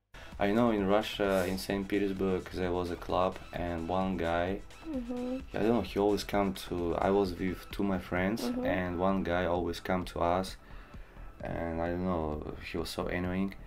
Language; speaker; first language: English; non-native, learner; Russian